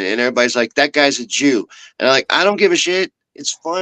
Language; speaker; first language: English; native; English